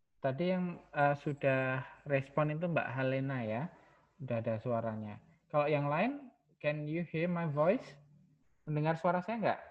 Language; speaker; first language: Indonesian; non-native, local second language; Javanese